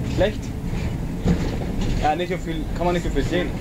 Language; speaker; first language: German; native; German